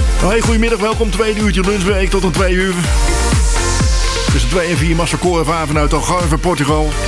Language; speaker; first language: Dutch; native; Dutch